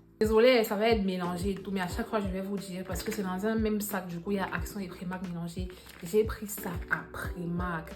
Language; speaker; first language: French; native; French